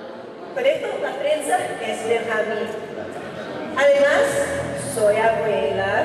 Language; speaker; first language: Spanish; non-native, fluent; Finnish